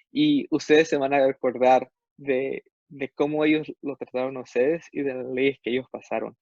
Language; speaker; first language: Spanish; non-native, fluent; English